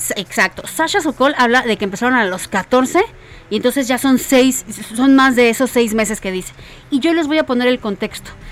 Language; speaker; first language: Spanish; native; Spanish